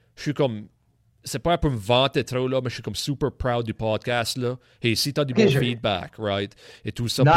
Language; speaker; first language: French; native; French